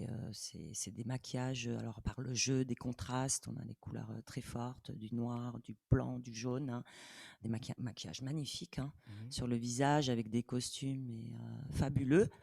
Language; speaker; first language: French; native; French